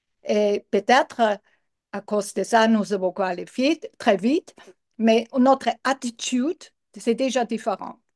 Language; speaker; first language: French; non-native, learner; English